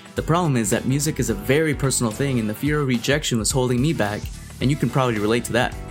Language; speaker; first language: English; early bilingual, other home language; Spanish